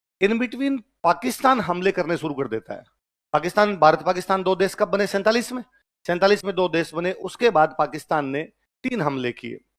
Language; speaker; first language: Hindi; native; Hindi